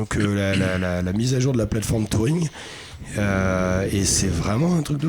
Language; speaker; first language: French; native; French